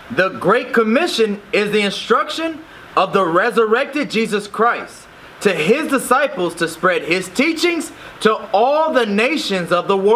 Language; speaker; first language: English; native; English